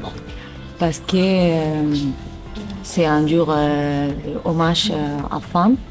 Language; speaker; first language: French; non-native, fluent; Spanish